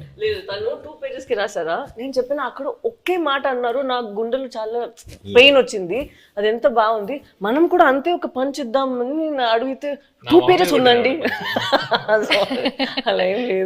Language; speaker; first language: Telugu; non-native, fluent; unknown